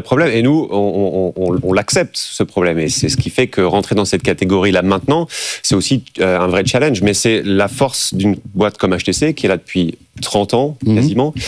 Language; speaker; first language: French; native; French